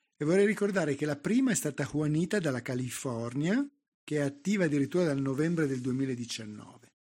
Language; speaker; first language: Italian; native; Italian